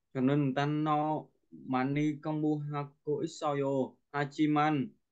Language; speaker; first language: Korean; non-native, learner; Vietnamese